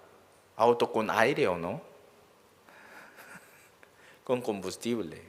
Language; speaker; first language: Spanish; non-native, learner; Korean